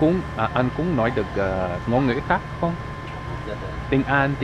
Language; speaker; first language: Vietnamese; non-native, learner; English